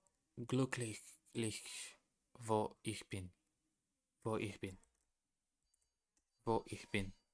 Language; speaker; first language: German; non-native, learner; Portuguese